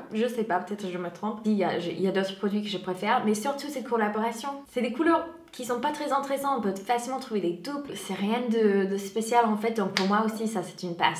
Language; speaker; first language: French; non-native, fluent; English